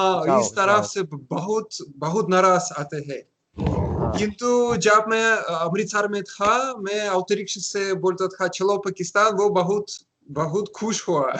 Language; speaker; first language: Hindi; non-native, learner; Russian